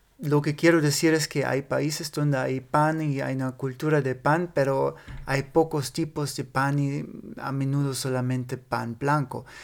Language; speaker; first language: Spanish; non-native, fluent; German